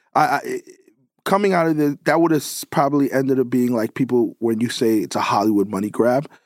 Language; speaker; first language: English; native; English